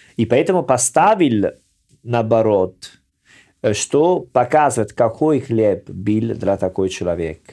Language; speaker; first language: Russian; non-native, learner; Italian